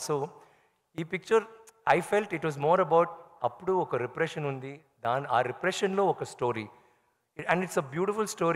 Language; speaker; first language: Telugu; non-native, learner; Tamil